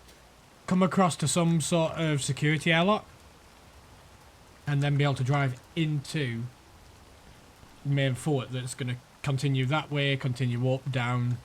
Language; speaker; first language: English; native; English